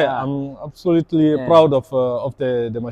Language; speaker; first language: English; non-native, learner; French